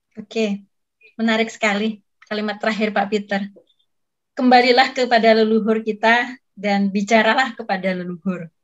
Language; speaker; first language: Indonesian; native; Indonesian